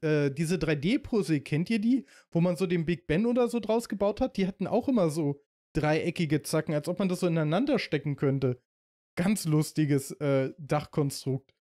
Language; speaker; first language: German; native; German